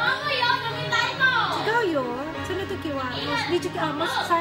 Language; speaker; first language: Japanese; non-native, learner; Filipino